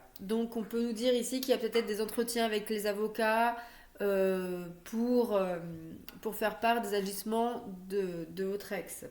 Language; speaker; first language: French; native; French